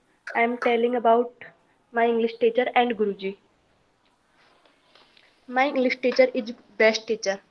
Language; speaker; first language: English; non-native, learner; Hindi